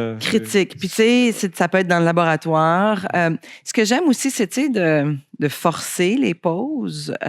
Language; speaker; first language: French; native; French